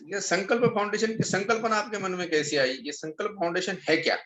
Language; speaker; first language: Hindi; non-native, local second language; Marathi